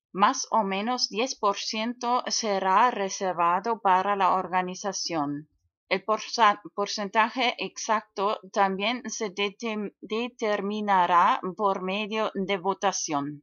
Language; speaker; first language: Spanish; non-native, fluent; German